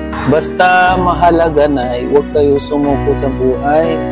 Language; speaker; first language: Filipino; non-native, learner; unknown